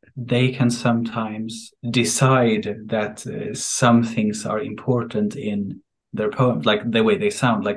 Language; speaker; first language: English; non-native, fluent; Swedish